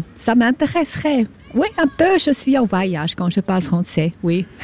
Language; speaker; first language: French; non-native, local second language; Swiss German